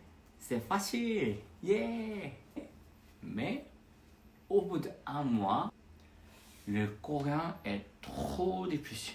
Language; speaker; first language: French; non-native, fluent; Korean